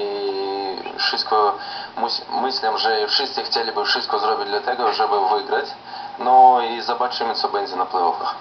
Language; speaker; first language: Polish; non-native, learner; Russian